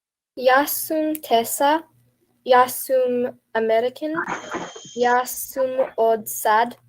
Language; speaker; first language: Macedonian; non-native, learner; English